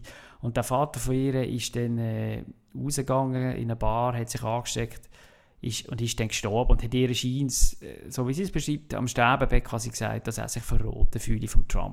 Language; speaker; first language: German; native; German